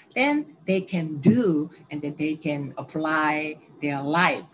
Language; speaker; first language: English; non-native, learner; Korean